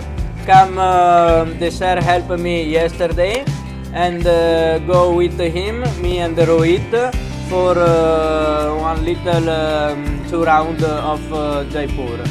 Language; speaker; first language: English; non-native, learner; Italian